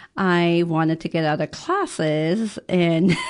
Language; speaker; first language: English; early bilingual, other home language; Persian